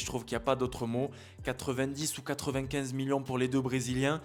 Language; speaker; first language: French; native; French